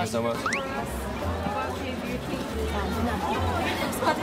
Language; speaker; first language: English; non-native, fluent; Korean